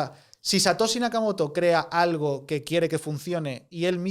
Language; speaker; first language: Spanish; native; Spanish